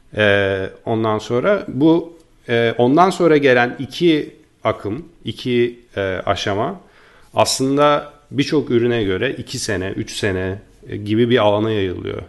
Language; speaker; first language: Turkish; native; Turkish